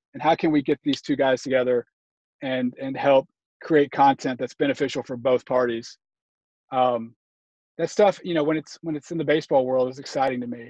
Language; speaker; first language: English; native; English